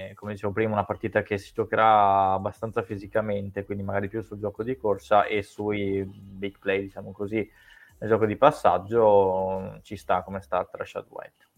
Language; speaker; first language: Italian; native; Italian